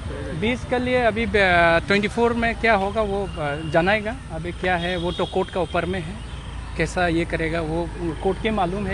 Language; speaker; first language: Hindi; non-native, local second language; Karbi